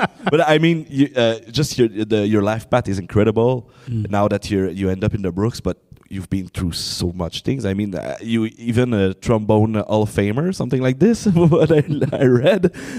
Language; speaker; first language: English; non-native, fluent; French